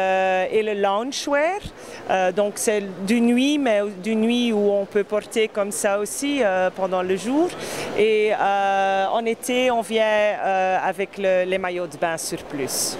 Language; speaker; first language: French; non-native, fluent; Dutch